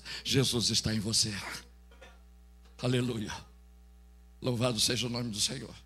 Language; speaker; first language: Portuguese; native; Portuguese